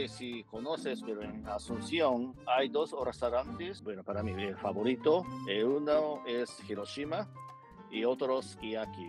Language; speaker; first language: Spanish; non-native, fluent; Japanese